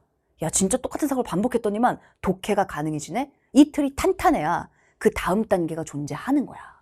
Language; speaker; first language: Korean; native; Korean